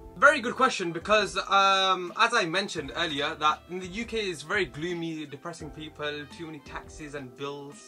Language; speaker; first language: English; early bilingual, other home language; Hindi